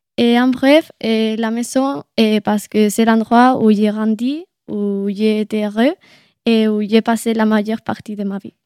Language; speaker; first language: French; non-native, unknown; Spanish